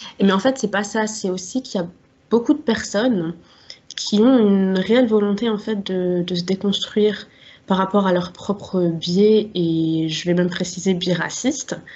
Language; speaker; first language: French; native; French